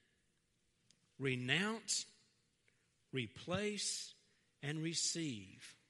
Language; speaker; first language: English; native; English